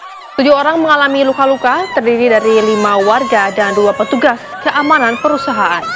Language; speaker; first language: Indonesian; native; Indonesian